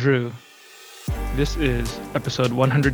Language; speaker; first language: English; native; English